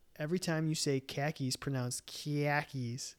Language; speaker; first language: English; native; English